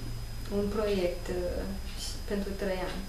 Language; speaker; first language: Romanian; non-native, learner; English